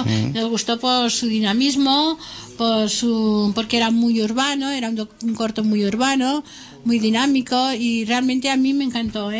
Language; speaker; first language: Spanish; native; Spanish